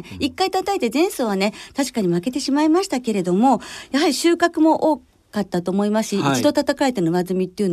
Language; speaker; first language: Japanese; native; Japanese